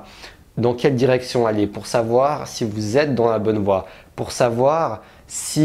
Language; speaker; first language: French; native; French